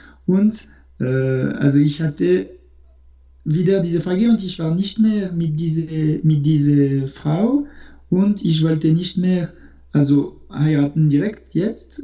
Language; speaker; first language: German; non-native, fluent; French